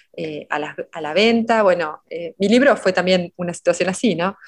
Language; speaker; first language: Spanish; native; Spanish